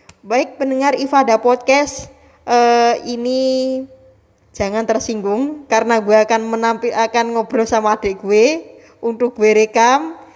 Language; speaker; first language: Indonesian; non-native, local second language; Javanese